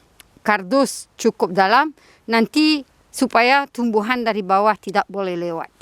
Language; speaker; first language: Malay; non-native, fluent; Dutch